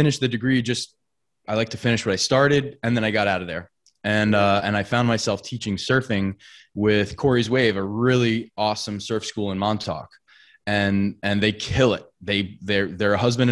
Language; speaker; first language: English; native; English